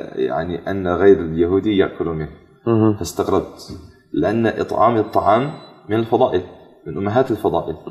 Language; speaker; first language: Arabic; non-native, fluent; English